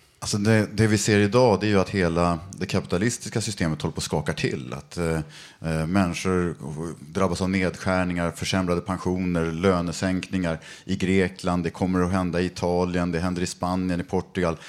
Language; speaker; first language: Swedish; native; Swedish